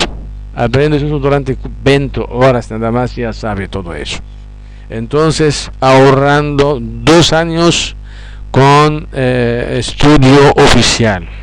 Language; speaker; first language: Spanish; non-native, fluent; Arabic